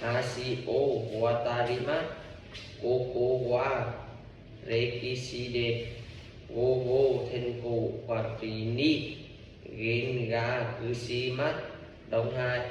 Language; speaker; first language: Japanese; non-native, learner; Vietnamese